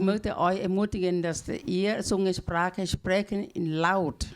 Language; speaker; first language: German; non-native, learner; Thai